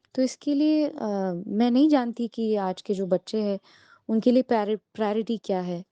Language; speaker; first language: Hindi; non-native, local second language; Bangla